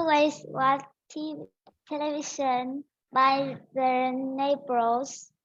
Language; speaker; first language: English; non-native, learner; Vietnamese